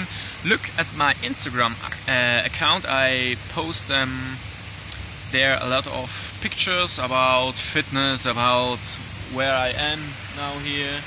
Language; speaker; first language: English; non-native, learner; German